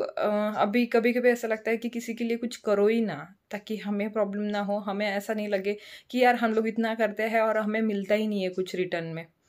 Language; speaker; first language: Hindi; non-native, local second language; Marathi